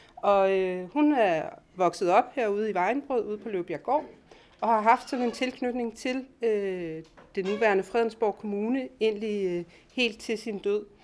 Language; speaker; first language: Danish; native; Danish